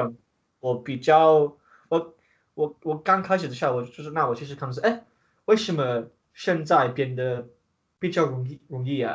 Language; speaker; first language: Chinese; non-native, learner; English